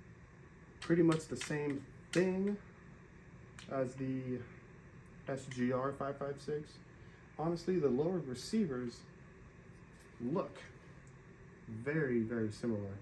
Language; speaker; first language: English; native; English